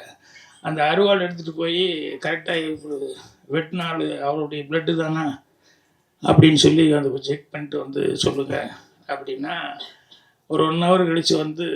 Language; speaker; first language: Tamil; native; Tamil